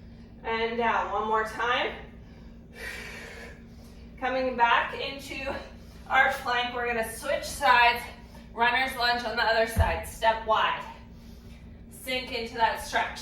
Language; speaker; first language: English; native; English